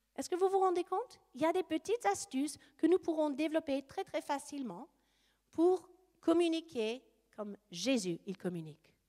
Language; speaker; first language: French; non-native, fluent; English